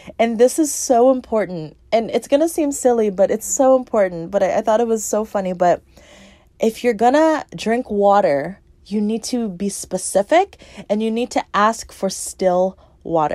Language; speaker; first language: English; native; English